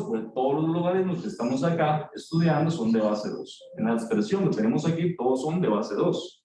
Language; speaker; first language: Spanish; native; Spanish